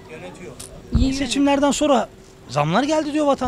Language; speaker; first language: Turkish; native; Turkish